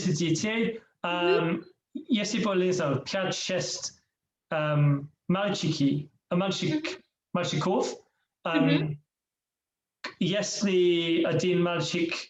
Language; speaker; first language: Russian; non-native, learner; English